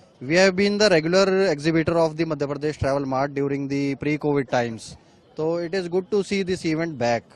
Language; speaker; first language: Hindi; native; Hindi